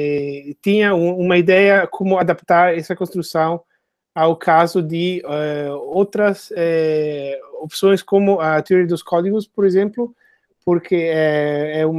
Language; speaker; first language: Portuguese; non-native, fluent; Italian